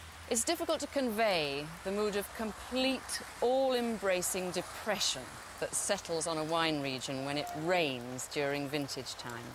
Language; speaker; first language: English; native; English